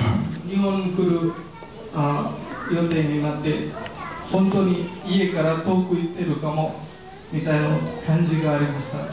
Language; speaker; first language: Japanese; non-native, fluent; Marathi